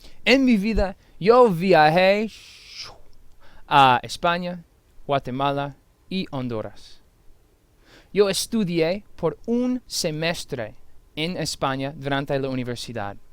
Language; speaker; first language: Spanish; non-native, fluent; English